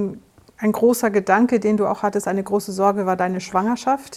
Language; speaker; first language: German; native; German